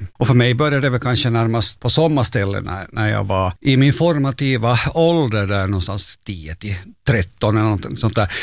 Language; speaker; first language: Swedish; native; Swedish